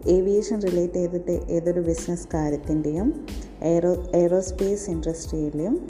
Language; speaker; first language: English; non-native, local second language; Malayalam